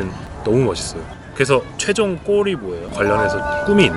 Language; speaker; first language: Korean; native; Korean